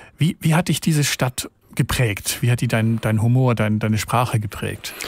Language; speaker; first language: German; native; German